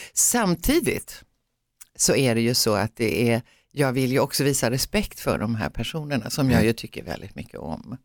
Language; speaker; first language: Swedish; native; Swedish